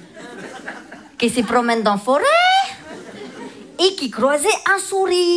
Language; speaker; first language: French; native; French